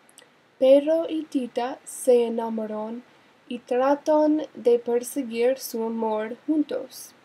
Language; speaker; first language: Spanish; non-native, learner; English